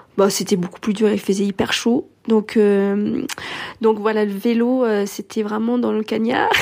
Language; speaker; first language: French; early bilingual, other home language; English